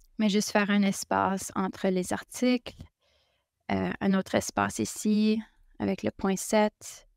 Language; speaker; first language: French; native; French